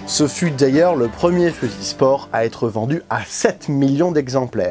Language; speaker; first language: French; native; French